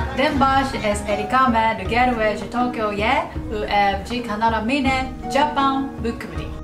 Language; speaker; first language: Kurdish; non-native, learner; Japanese